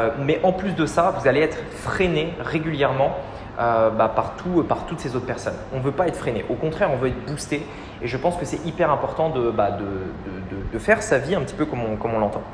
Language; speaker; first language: French; native; French